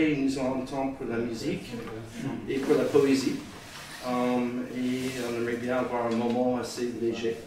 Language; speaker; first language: French; native; French